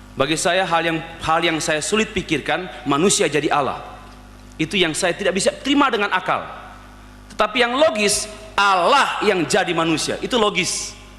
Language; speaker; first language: Indonesian; native; Indonesian